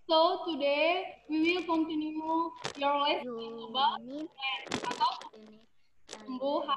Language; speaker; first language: English; non-native, learner; Indonesian